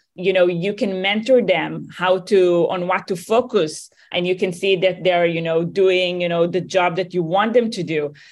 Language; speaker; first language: English; non-native, fluent; Hebrew